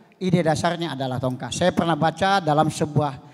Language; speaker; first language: Indonesian; native; Indonesian